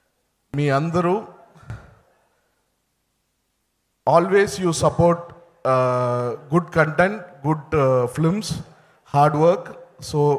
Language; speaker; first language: Telugu; non-native, learner; Tamil